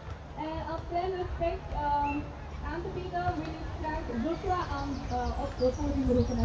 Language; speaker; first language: Dutch; non-native, learner; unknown